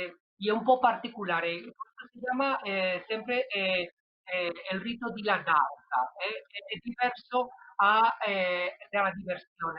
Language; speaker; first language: Italian; non-native, learner; Spanish